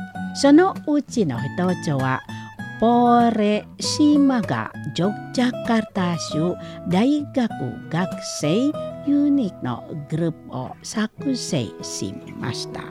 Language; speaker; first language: Japanese; non-native, fluent; Indonesian